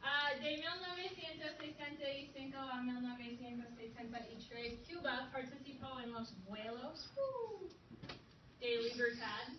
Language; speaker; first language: Spanish; non-native, fluent; English